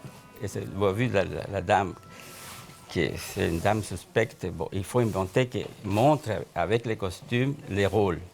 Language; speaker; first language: French; non-native, fluent; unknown